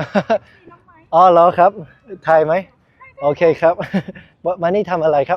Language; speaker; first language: Thai; non-native, learner; English